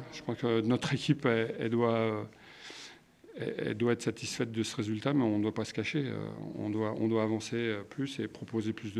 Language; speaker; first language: French; native; French